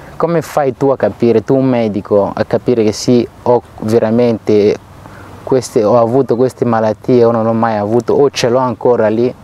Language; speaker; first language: Italian; non-native, fluent; Lingala